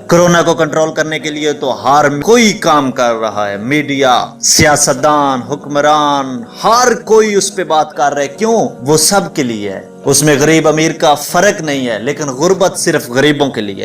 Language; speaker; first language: Urdu; native; Urdu